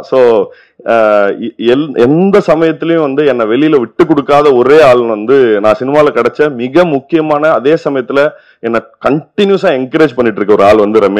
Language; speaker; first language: Tamil; native; Tamil